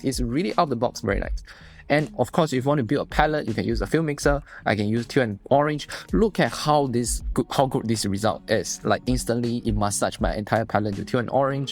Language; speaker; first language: English; non-native, fluent; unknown